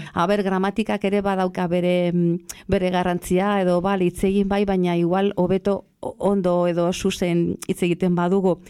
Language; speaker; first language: Basque; non-native, local second language; Spanish